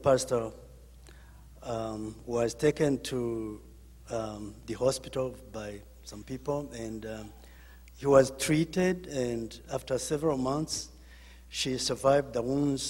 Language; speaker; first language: English; non-native, local second language; Kinyarwanda